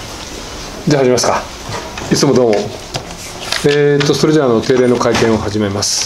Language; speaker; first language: Japanese; native; Japanese